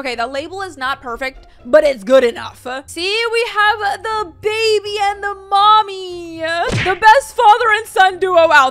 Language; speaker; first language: English; native; English